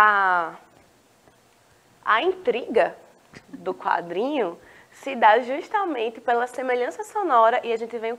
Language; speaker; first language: Portuguese; native; Portuguese